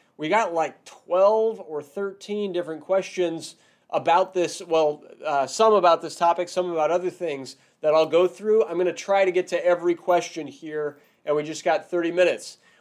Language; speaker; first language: English; native; English